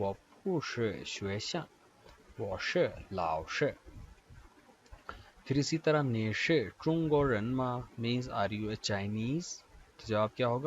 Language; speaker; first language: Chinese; non-native, fluent; Urdu